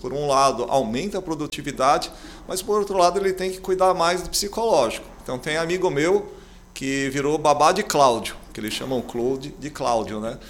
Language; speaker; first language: Portuguese; native; Portuguese